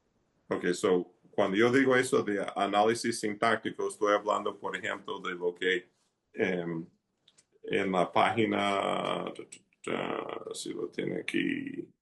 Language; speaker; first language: Spanish; non-native, fluent; English